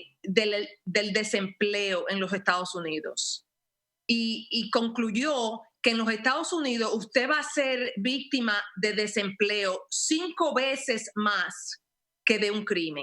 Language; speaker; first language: Spanish; early bilingual, heritage; Spanish